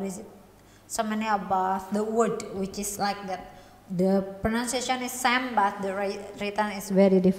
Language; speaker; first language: English; non-native, learner; Indonesian